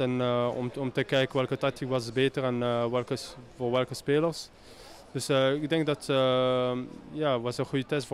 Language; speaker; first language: Dutch; non-native, learner; French